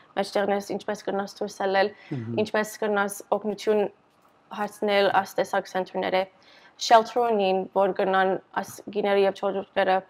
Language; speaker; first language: Armenian; early bilingual, heritage; Armenian